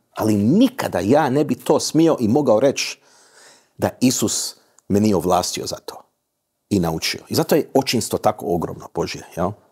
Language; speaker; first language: Croatian; early bilingual, heritage; Croatian